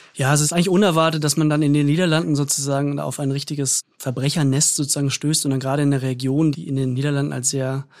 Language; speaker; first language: German; native; German